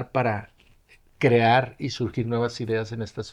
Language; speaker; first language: Spanish; native; Spanish